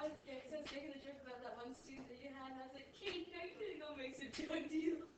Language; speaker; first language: English; native; English